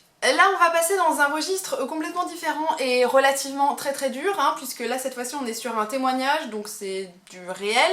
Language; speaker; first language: French; native; French